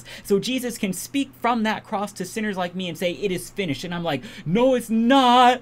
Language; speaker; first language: English; native; English